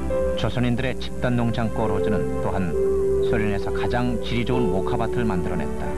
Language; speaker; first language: Korean; native; Korean